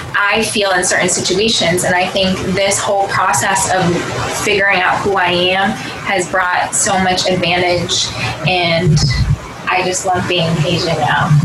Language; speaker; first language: English; early bilingual, other home language; Cantonese